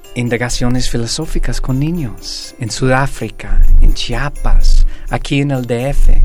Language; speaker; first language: Spanish; non-native, fluent; English